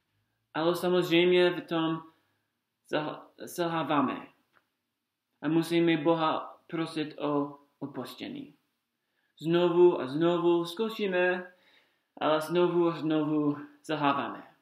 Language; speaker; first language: Czech; non-native, fluent; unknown